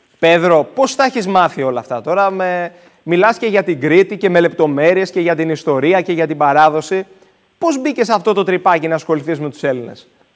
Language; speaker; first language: Greek; native; Greek